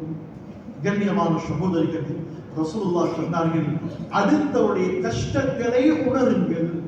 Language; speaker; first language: Tamil; native; Tamil